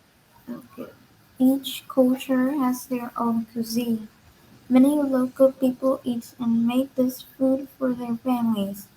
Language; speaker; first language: English; non-native, learner; Vietnamese